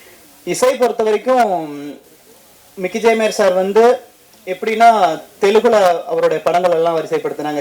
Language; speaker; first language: Tamil; native; Tamil